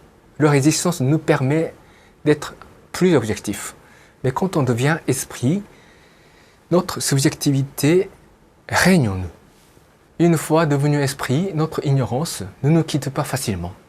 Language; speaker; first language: French; non-native, fluent; Japanese